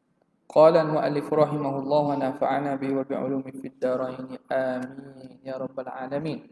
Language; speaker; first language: Arabic; non-native, fluent; Malay